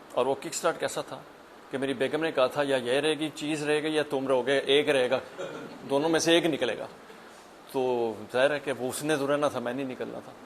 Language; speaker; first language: Urdu; native; Urdu